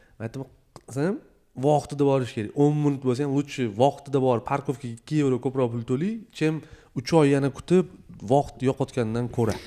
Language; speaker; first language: Uzbek; native; Uzbek